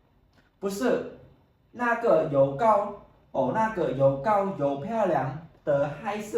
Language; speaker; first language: Chinese; non-native, fluent; Khmer